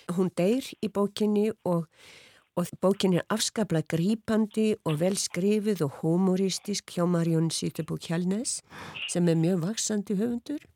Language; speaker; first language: Icelandic; native; Icelandic